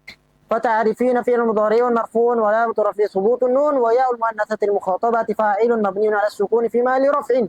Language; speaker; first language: Arabic; non-native, fluent; Indonesian